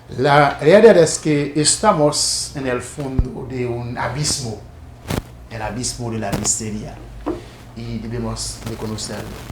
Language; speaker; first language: Spanish; non-native, fluent; Haitian Creole